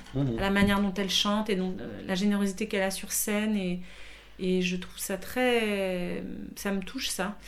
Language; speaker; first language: French; native; French